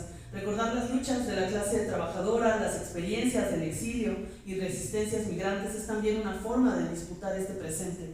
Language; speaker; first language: Spanish; native; Spanish